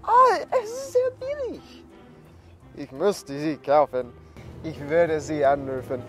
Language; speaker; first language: German; non-native, learner; English